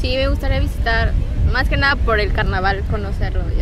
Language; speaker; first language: Spanish; native; Spanish